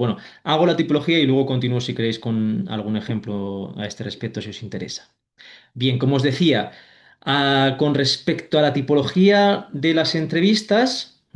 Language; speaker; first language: Spanish; native; Spanish